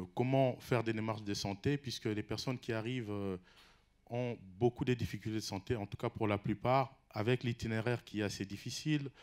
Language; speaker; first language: French; non-native, local second language; Lingala